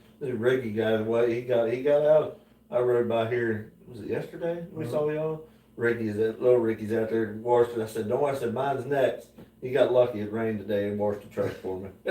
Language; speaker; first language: English; native; English